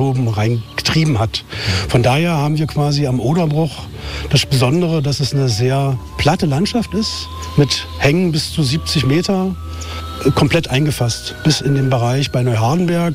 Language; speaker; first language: German; native; German